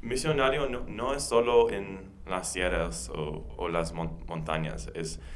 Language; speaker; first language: Spanish; non-native, learner; English